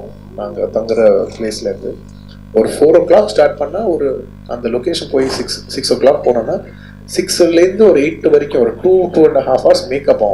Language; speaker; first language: Tamil; non-native, local second language; Telugu